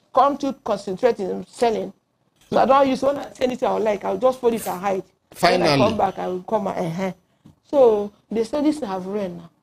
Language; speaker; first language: English; non-native, local second language; Igbo